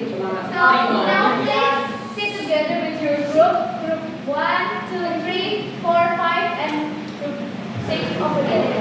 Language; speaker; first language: English; non-native, fluent; Indonesian